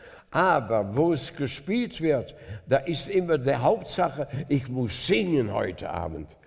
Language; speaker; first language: German; non-native, fluent; Dutch